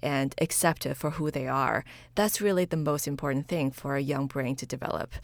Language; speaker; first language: English; early bilingual, other home language; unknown